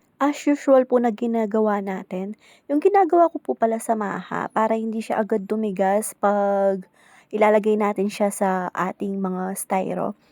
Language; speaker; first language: Filipino; non-native, local second language; Pampanga